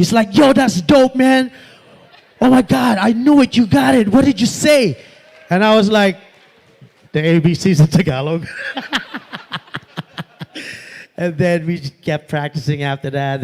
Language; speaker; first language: English; non-native, local second language; Pampanga